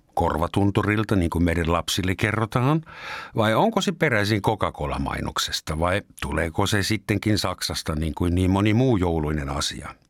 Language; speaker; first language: Finnish; non-native, fluent; German